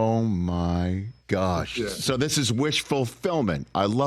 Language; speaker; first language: English; native; English